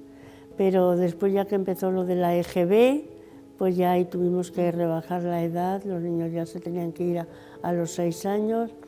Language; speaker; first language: Spanish; native; Spanish